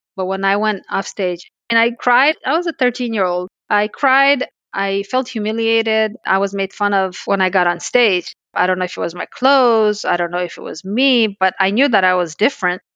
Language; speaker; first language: English; early bilingual, other home language; Pashto